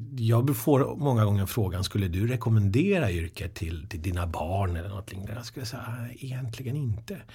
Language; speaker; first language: Swedish; early bilingual, other home language; Persian